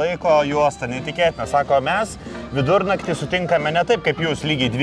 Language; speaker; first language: Lithuanian; native; Lithuanian